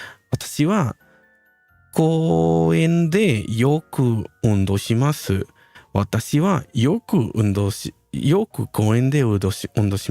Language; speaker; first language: Japanese; non-native, learner; Spanish